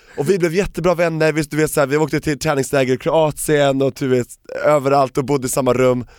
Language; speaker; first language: Swedish; native; Swedish